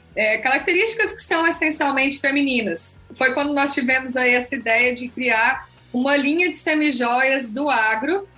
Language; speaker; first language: Portuguese; native; Portuguese